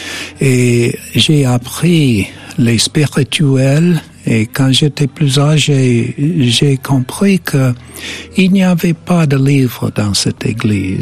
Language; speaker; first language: French; non-native, fluent; English